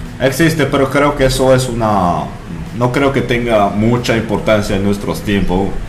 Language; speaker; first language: Spanish; non-native, fluent; French